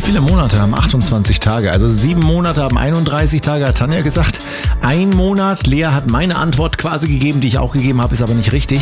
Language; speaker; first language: German; native; German